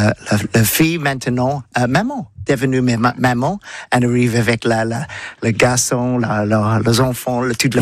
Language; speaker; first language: French; non-native, learner; English